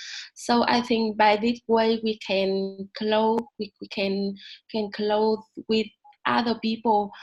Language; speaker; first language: English; non-native, learner; Vietnamese